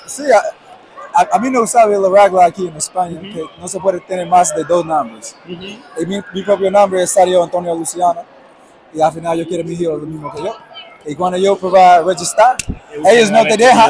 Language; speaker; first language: Spanish; non-native, fluent; English